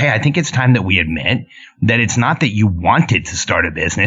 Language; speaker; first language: English; early bilingual, other home language; Spanish